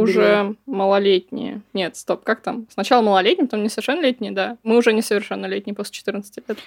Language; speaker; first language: Russian; native; Russian